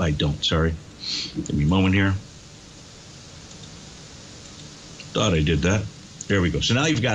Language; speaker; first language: English; native; English